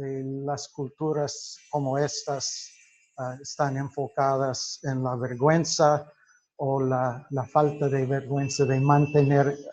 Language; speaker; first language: Spanish; non-native, fluent; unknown